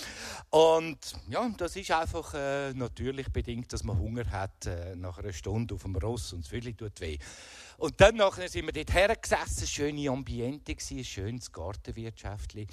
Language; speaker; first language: German; native; German